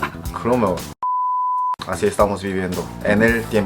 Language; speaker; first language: Spanish; non-native, fluent; Korean